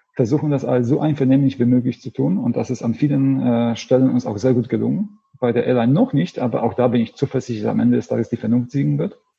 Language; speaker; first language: German; non-native, fluent; Polish